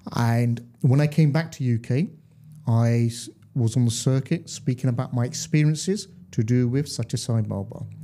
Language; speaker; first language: English; early bilingual, other home language; Hindi